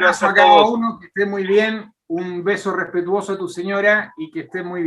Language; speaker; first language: Spanish; native; Spanish